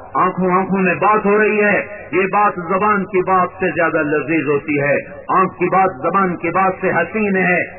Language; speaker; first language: Urdu; non-native, local second language; Punjabi